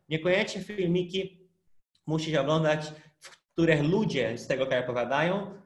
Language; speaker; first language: Polish; non-native, fluent; Portuguese